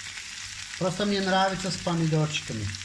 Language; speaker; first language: Russian; non-native, fluent; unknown